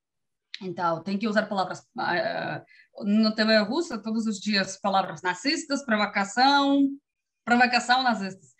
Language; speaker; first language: Portuguese; non-native, learner; Russian